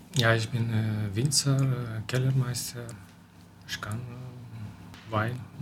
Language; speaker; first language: German; non-native, local second language; Romanian